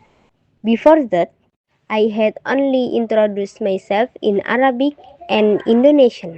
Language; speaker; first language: English; non-native, learner; Indonesian